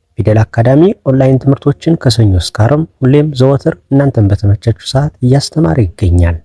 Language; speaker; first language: Amharic; native; Amharic